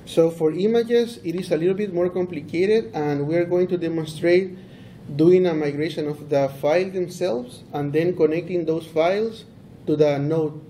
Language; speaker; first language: English; non-native, fluent; Spanish